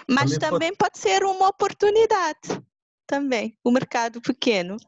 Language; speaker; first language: Portuguese; non-native, local second language; Kabuverdianu